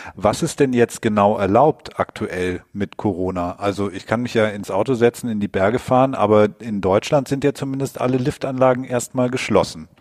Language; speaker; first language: German; native; German